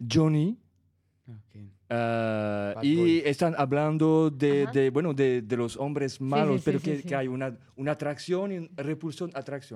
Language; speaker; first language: Spanish; non-native, fluent; French